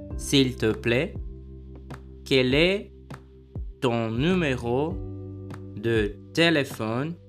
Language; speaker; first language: French; non-native, fluent; Portuguese